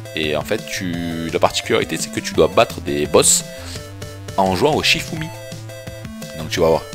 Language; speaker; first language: French; native; French